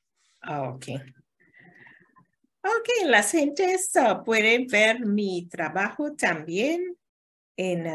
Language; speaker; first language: Spanish; non-native, learner; English